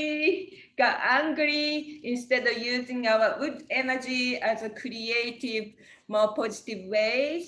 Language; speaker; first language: English; non-native, learner; Japanese